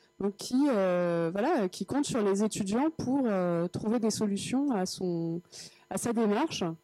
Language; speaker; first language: French; native; French